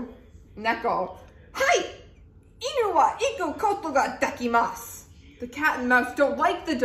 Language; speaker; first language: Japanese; non-native, learner; English